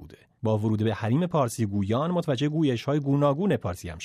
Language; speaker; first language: Persian; native; Persian